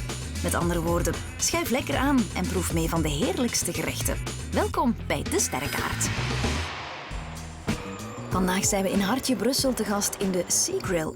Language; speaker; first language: Dutch; native; Dutch